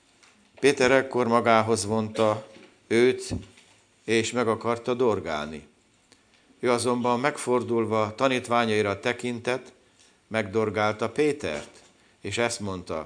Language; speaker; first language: Hungarian; native; Hungarian